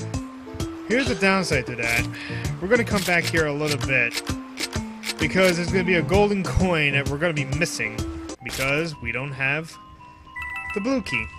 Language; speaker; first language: English; native; English